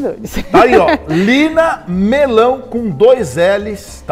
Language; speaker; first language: Portuguese; native; Portuguese